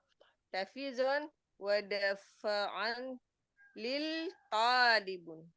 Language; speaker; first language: Arabic; non-native, learner; Indonesian